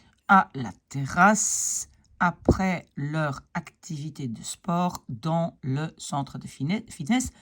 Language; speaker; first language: French; native; French